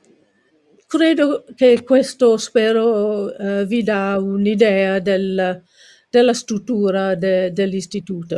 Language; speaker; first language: Italian; non-native, learner; English